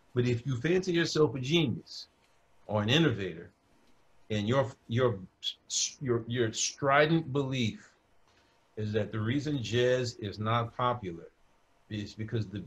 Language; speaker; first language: English; native; English